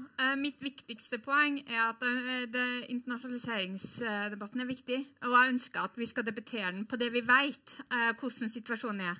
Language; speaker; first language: Norwegian; native; Norwegian